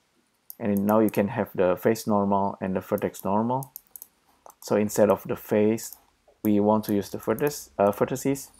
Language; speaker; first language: English; non-native, fluent; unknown